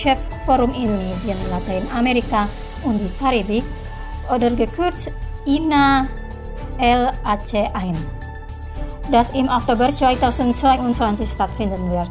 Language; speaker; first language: German; non-native, fluent; Indonesian